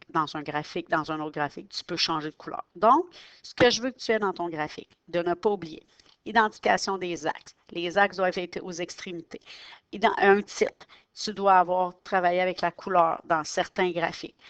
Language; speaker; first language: French; native; French